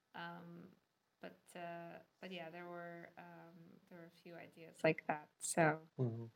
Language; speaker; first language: English; native; English